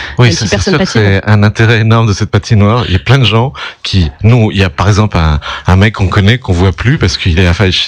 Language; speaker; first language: French; native; French